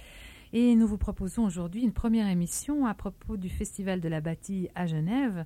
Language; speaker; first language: French; native; French